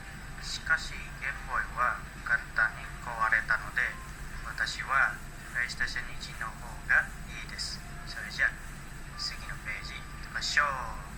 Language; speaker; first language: Japanese; non-native, learner; Indonesian